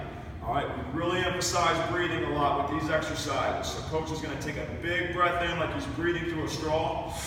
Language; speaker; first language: English; native; English